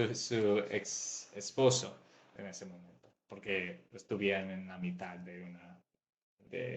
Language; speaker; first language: Spanish; non-native, fluent; English